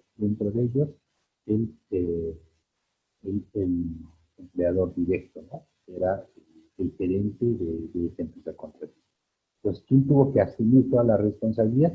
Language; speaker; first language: Spanish; native; Spanish